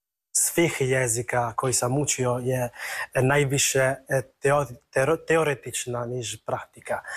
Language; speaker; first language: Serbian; non-native, fluent; Italian